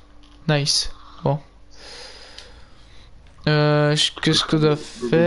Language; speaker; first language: French; native; French